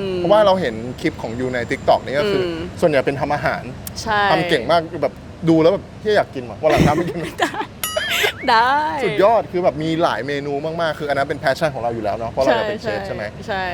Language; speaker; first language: Thai; native; Thai